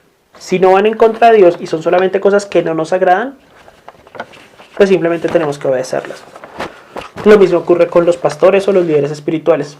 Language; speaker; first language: Spanish; native; Spanish